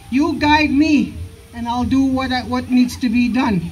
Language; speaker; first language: English; native; English